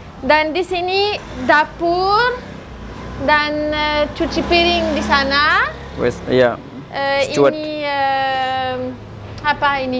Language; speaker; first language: Indonesian; non-native, learner; French